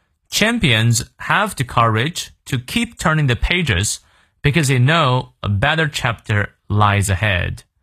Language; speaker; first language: English; non-native, fluent; Chinese